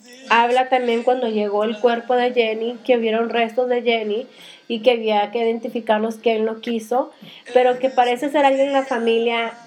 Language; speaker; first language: Spanish; early bilingual, heritage; Spanish